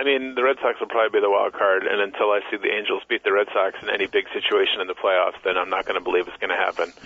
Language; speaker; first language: English; native; English